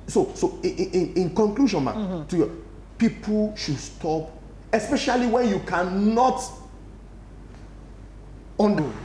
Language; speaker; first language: English; non-native, local second language; Yoruba